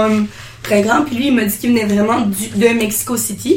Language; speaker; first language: French; native; French